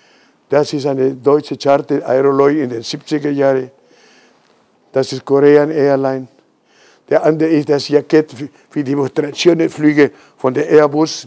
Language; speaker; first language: German; non-native, fluent; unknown